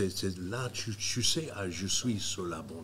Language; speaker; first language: French; non-native, fluent; English